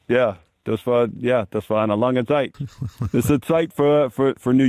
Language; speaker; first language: German; non-native, fluent; English